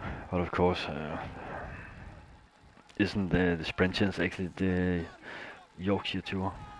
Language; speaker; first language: English; non-native, fluent; Danish